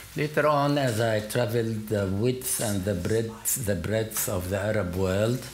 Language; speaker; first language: English; non-native, fluent; Arabic